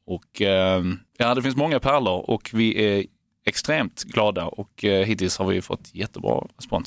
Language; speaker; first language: Swedish; native; Swedish